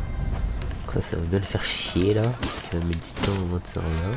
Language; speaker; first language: French; native; French